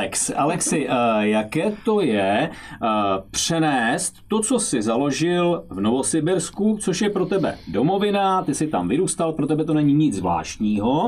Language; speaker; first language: Czech; native; Czech